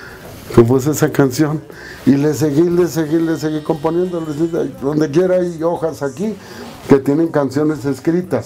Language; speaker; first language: Spanish; native; Spanish